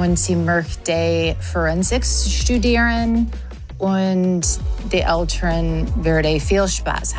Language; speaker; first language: German; non-native, learner; English